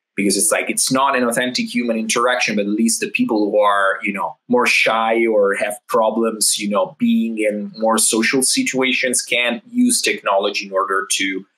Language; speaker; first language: English; non-native, fluent; Italian